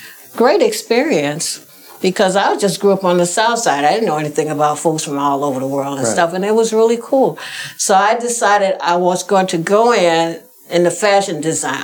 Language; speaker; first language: English; native; English